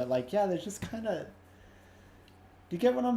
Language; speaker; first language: English; native; English